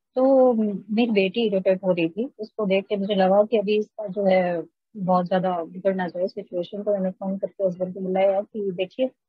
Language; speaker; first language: Hindi; native; Hindi